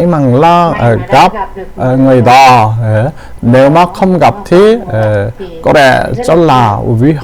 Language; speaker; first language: Vietnamese; non-native, learner; Korean